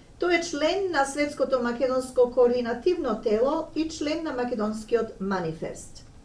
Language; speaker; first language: Macedonian; native; Macedonian